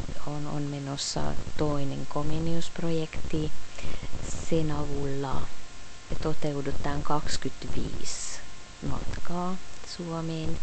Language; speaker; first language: Finnish; non-native, fluent; Hungarian